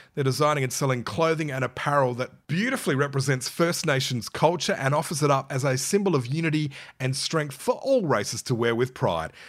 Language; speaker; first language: English; native; English